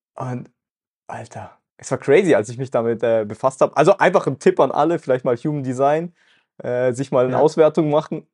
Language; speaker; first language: German; early bilingual, other home language; Russian